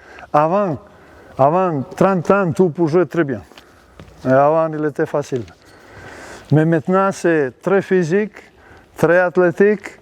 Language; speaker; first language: French; non-native, learner; Serbian